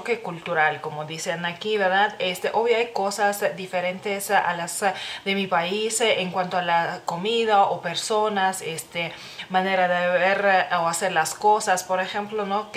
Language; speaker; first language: Spanish; non-native, fluent; Lithuanian